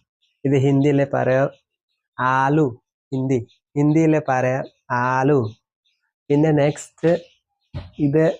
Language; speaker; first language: Malayalam; non-native, learner; Assamese